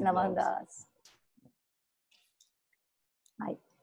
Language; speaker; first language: Japanese; native; Japanese